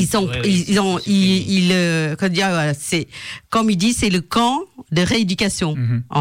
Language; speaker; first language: French; non-native, fluent; Lao